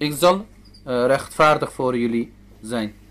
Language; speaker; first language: Dutch; early bilingual, other home language; Turkish